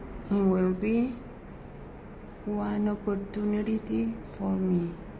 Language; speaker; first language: English; non-native, learner; Spanish